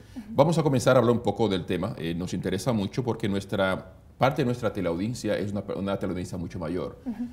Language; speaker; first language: Spanish; native; Spanish